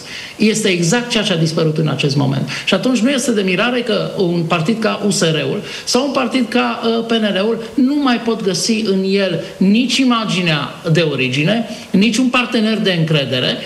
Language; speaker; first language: Romanian; native; Romanian